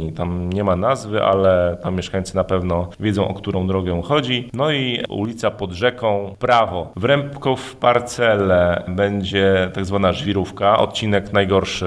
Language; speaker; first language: Polish; native; Polish